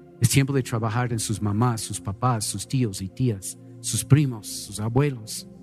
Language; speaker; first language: Spanish; non-native, fluent; English